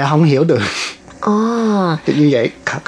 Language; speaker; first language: Vietnamese; non-native, learner; English